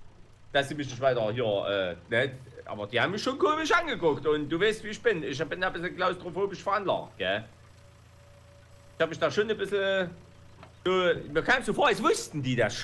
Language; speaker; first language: German; native; German